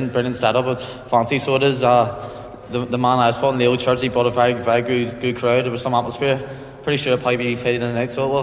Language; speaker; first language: English; native; English